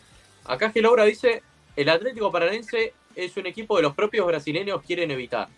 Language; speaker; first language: Spanish; native; Spanish